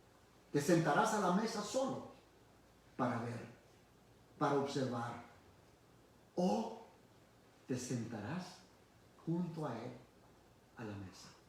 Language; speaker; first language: Spanish; early bilingual, heritage; Spanish